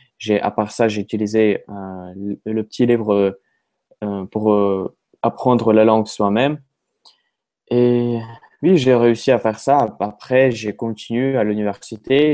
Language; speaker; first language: French; non-native, fluent; Russian